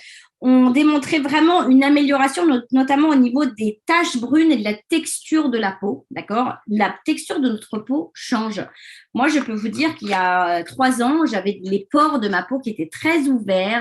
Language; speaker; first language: French; native; French